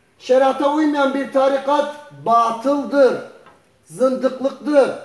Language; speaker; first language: Turkish; early bilingual, heritage; Turkish